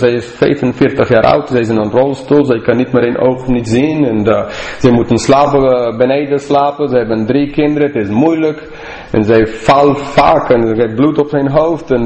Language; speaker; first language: Dutch; non-native, fluent; English